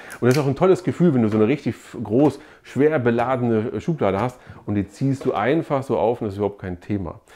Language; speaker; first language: German; native; German